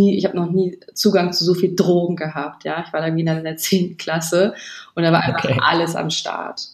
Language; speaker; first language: German; native; German